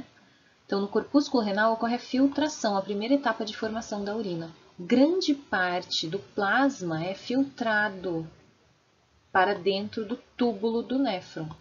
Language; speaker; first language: Portuguese; native; Portuguese